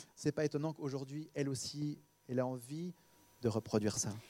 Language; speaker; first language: French; native; French